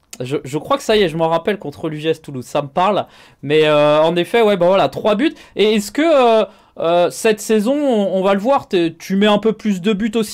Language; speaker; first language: French; native; French